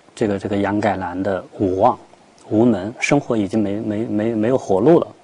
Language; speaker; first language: Chinese; native; Chinese